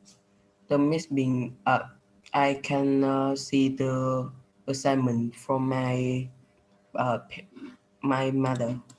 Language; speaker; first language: English; non-native, learner; Vietnamese